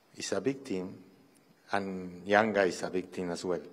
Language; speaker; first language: English; non-native, fluent; Spanish